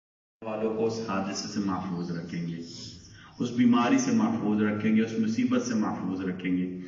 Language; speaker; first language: Urdu; native; Urdu